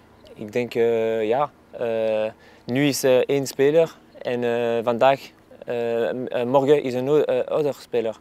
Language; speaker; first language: Dutch; non-native, local second language; Spanish